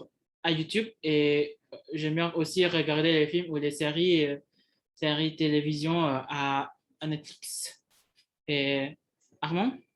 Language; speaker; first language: French; non-native, fluent; Indonesian